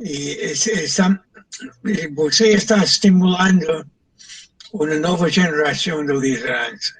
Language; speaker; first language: Portuguese; non-native, fluent; English